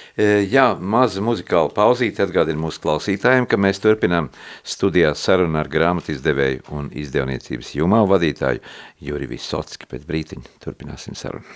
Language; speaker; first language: Latvian; native; Latvian